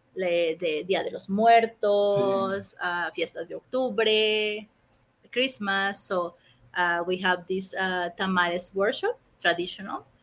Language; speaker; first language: English; non-native, learner; Spanish